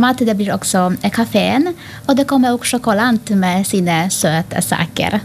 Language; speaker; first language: Norwegian; non-native, fluent; Filipino